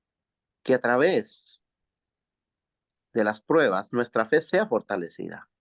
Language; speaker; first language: Spanish; native; Spanish